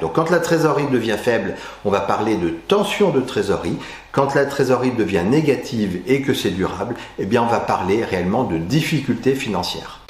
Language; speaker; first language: French; native; French